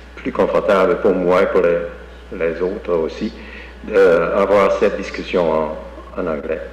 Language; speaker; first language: French; non-native, fluent; English